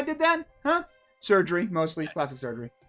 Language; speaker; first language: English; native; English